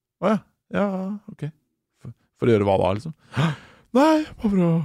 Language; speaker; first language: Norwegian; native; Norwegian